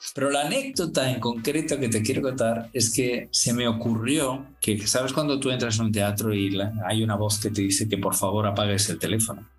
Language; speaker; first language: Spanish; native; Spanish